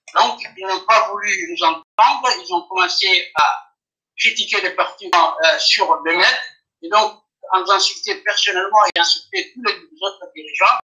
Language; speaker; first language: French; non-native, local second language; Afar